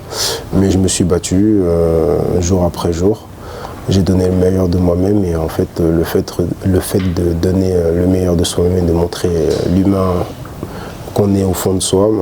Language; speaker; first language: French; early bilingual, other home language; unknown